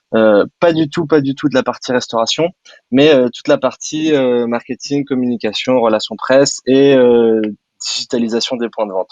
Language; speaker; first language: French; native; French